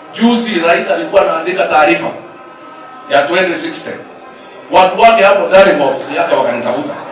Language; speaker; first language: Swahili; non-native, local second language; Kikuyu